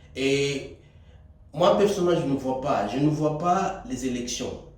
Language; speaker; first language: French; non-native, local second language; Swahili